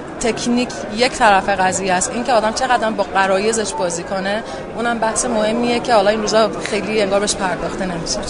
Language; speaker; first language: Persian; native; Persian